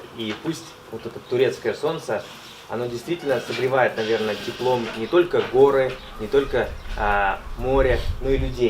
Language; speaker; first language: Russian; native; Russian